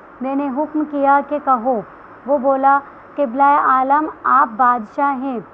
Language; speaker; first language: Urdu; native; Urdu